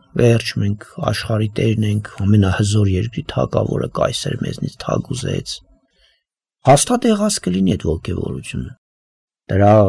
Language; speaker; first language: Armenian; native; Armenian